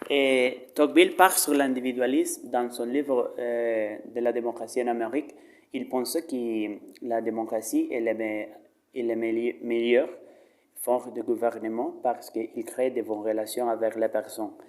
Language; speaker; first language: French; non-native, learner; Spanish